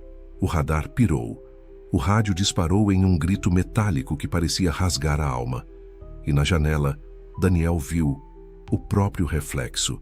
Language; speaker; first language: Portuguese; native; Portuguese